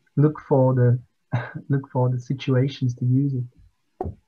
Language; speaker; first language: English; non-native, fluent; Latvian